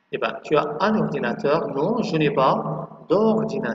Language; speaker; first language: French; non-native, fluent; Arabic